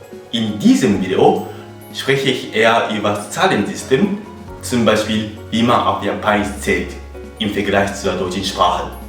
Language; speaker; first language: German; non-native, fluent; Japanese